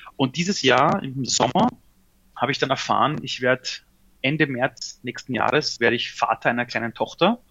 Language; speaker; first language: German; early bilingual, other home language; Persian